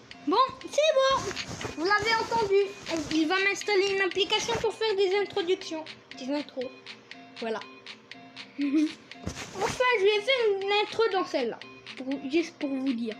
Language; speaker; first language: French; native; French